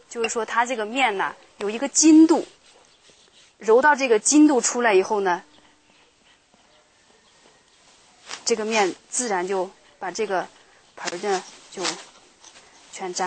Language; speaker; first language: Chinese; native; Chinese